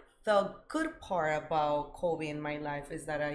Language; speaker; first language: English; early bilingual, other home language; Spanish